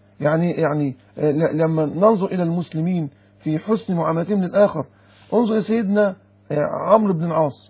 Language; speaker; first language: Arabic; native; Arabic